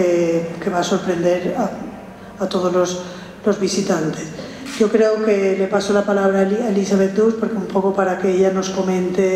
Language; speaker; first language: Spanish; native; Spanish